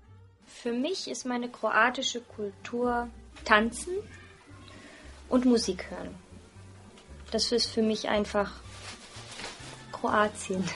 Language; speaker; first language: German; early bilingual, other home language; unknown